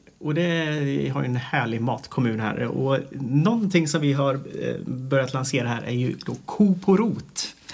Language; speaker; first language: Swedish; native; Swedish